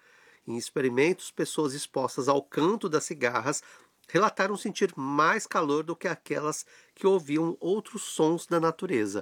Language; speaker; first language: Portuguese; native; Portuguese